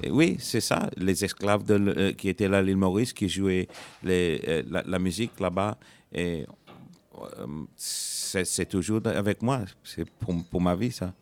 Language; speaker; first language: French; non-native, local second language; Morisyen